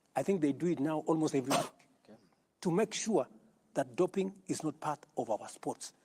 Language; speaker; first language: English; non-native, local second language; Kalenjin